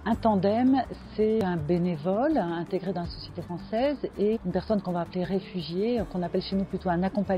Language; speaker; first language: French; native; French